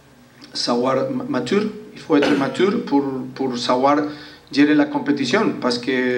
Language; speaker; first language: French; non-native, learner; Spanish